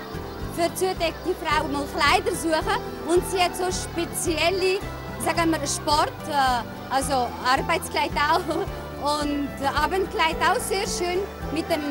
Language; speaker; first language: German; early bilingual, other home language; Turkish